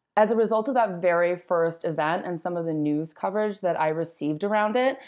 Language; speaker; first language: English; native; English